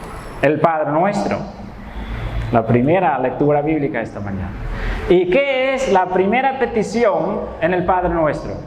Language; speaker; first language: Spanish; non-native, fluent; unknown